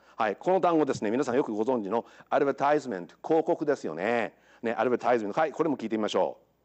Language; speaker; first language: Japanese; native; Japanese